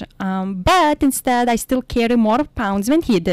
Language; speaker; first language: English; non-native, fluent; Lithuanian